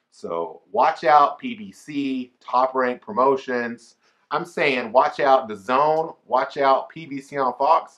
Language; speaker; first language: English; native; English